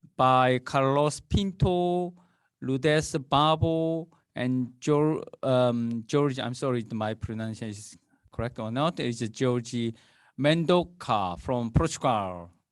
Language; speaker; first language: English; non-native, fluent; Korean